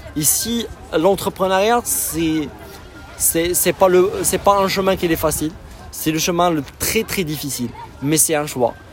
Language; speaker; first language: French; non-native, local second language; Arabic